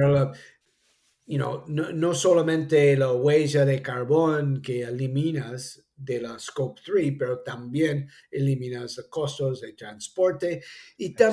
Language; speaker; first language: Spanish; non-native, fluent; English